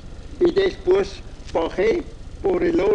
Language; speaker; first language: Spanish; non-native, fluent; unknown